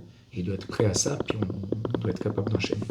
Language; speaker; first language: French; native; French